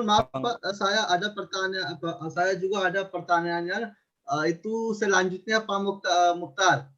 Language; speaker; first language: Indonesian; non-native, fluent; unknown